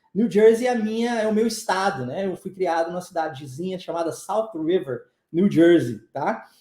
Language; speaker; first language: Portuguese; early bilingual, heritage; Portuguese